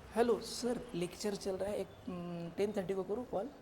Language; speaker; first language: Hindi; non-native, local second language; Marathi